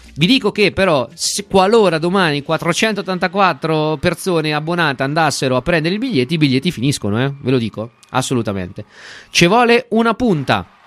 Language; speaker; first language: Italian; native; Italian